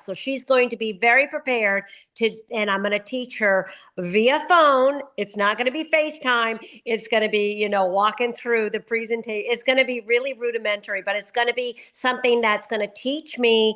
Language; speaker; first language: English; native; English